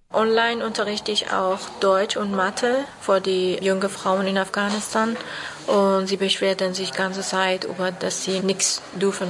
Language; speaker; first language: German; non-native, fluent; Persian